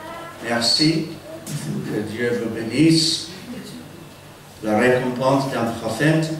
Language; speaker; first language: French; non-native, fluent; English